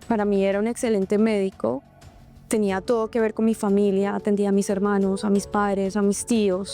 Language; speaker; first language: Spanish; native; Spanish